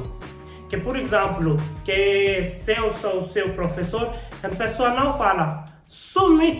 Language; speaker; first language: Portuguese; non-native, learner; Hindi